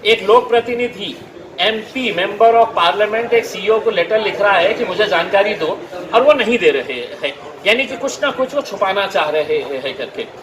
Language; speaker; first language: Hindi; non-native, local second language; Marathi